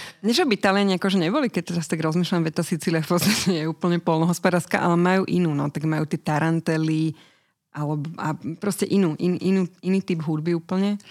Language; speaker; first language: Slovak; native; Slovak